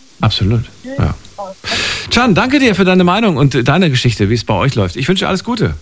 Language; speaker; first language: German; native; German